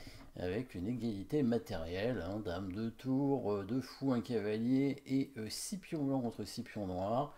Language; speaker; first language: French; native; French